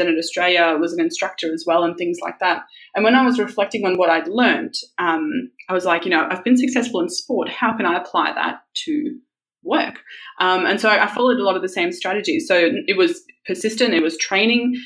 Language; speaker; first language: English; early bilingual, other home language; German